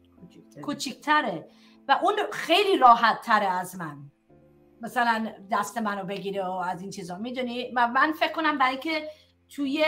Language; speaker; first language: Persian; early bilingual, heritage; Persian